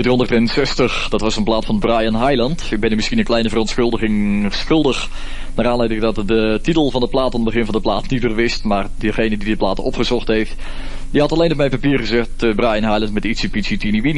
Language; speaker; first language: Dutch; native; Dutch